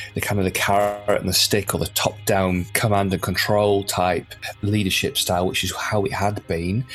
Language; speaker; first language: English; native; English